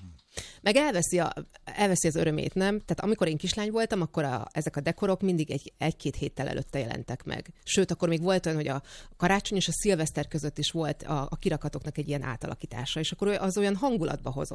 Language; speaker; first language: Hungarian; native; Hungarian